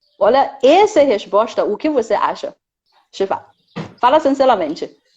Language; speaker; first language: Portuguese; non-native, fluent; Chinese